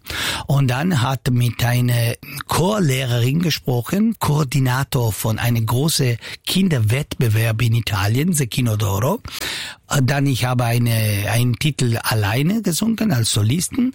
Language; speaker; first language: German; non-native, local second language; Italian